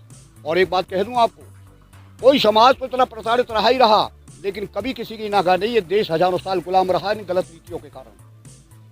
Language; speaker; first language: Hindi; native; Hindi